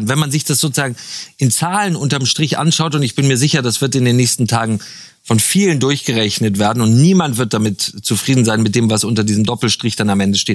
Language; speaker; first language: German; native; German